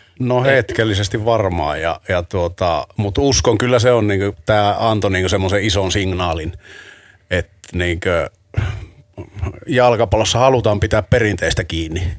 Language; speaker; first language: Finnish; native; Finnish